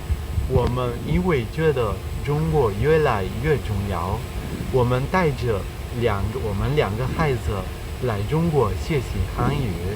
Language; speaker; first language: Chinese; non-native, fluent; Italian